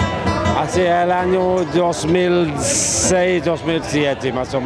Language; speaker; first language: Spanish; non-native, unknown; English